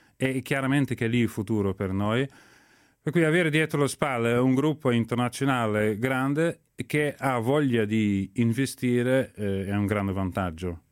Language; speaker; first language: Italian; non-native, fluent; Dutch